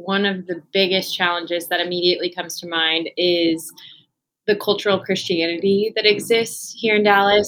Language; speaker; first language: English; native; English